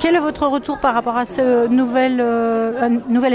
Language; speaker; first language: French; native; French